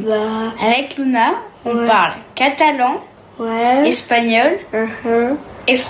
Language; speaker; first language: French; early bilingual, heritage; French